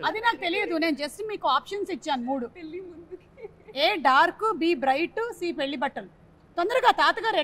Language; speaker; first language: Telugu; native; Telugu